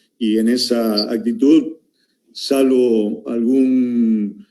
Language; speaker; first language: Spanish; native; Spanish